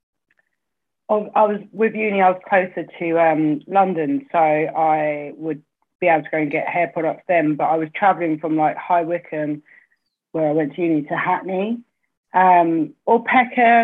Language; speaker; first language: English; native; English